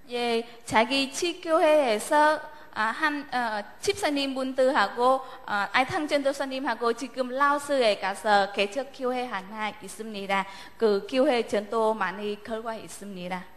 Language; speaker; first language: Korean; non-native, learner; Vietnamese